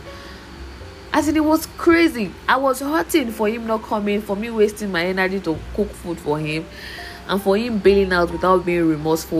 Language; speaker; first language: English; non-native, local second language; Yoruba